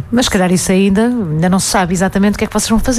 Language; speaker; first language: Portuguese; native; Portuguese